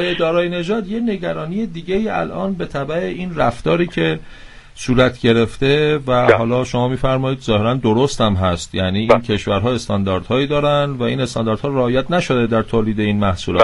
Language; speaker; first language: Persian; native; Persian